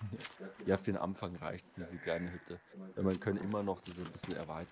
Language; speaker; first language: German; native; German